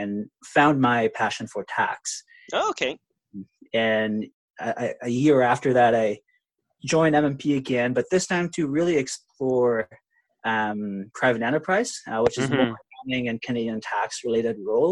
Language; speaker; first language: English; non-native, local second language; Filipino